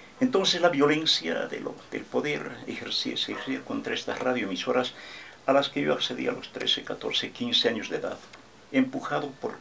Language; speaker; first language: Spanish; native; Spanish